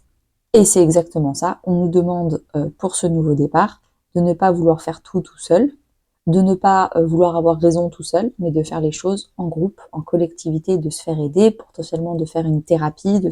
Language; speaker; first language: French; native; French